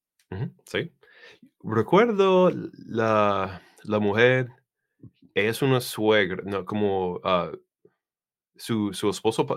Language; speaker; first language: Spanish; non-native, learner; English